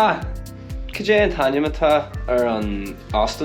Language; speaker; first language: Irish; non-native, local second language; English